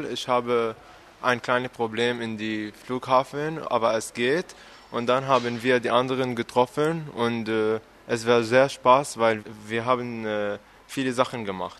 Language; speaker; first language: German; non-native, learner; Arabic